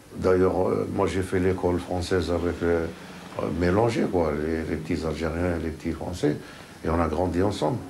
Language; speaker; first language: French; non-native, local second language; Arabic